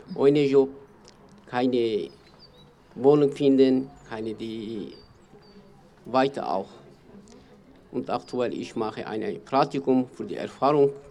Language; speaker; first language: German; non-native, learner; Kurdish